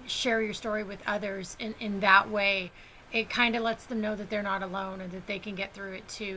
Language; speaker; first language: English; native; English